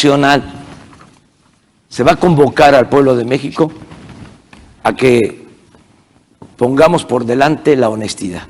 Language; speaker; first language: Spanish; native; Spanish